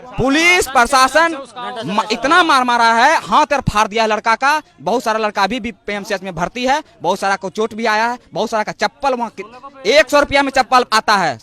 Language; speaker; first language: Hindi; native; Hindi